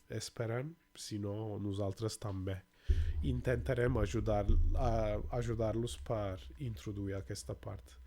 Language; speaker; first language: Catalan; non-native, fluent; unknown